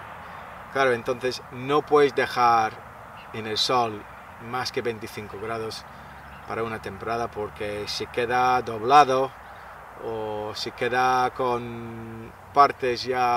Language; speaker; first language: Spanish; non-native, fluent; English